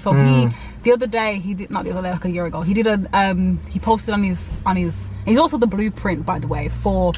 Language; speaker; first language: English; native; English